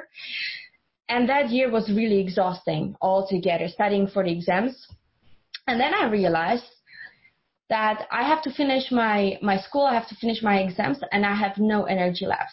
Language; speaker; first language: English; non-native, fluent; Czech